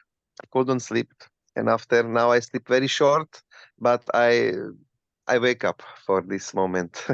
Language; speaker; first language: English; non-native, learner; Slovak